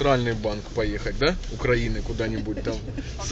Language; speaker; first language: Russian; native; Russian